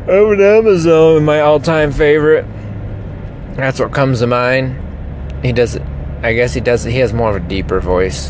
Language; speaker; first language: English; native; English